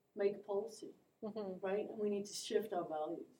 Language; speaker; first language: English; non-native, fluent; Dutch